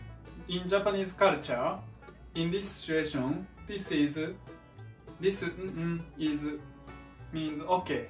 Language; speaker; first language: English; non-native, learner; Japanese